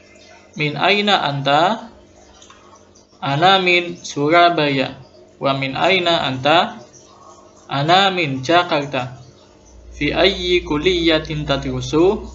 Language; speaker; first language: Arabic; non-native, fluent; Indonesian